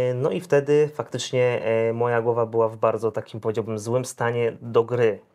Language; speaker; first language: Polish; native; Polish